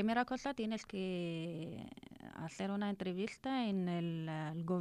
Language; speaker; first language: Spanish; non-native, learner; Arabic